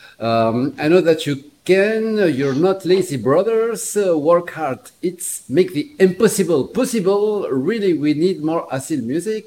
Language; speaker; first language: English; non-native, learner; Arabic